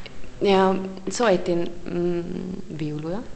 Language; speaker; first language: Finnish; non-native, learner; Hungarian